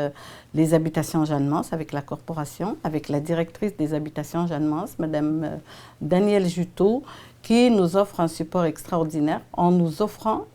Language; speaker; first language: French; native; French